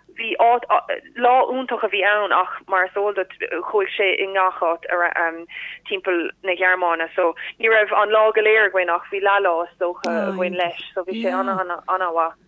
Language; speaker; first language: Irish; non-native, local second language; English